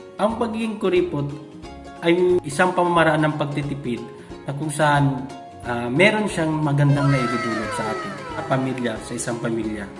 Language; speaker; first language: Filipino; non-native, local second language; Iloko